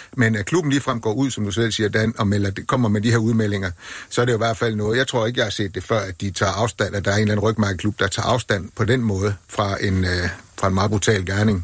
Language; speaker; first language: Danish; native; Danish